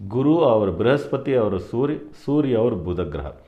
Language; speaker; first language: Hindi; non-native, local second language; Kannada